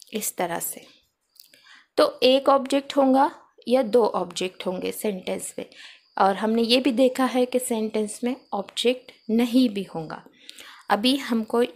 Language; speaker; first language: Hindi; non-native, local second language; Marathi